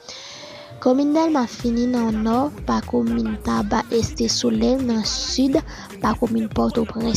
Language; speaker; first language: French; non-native, learner; Haitian Creole